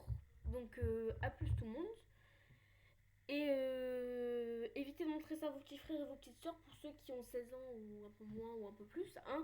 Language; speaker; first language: French; native; French